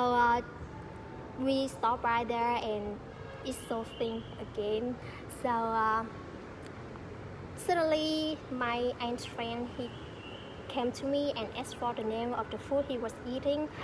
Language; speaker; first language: English; non-native, fluent; Vietnamese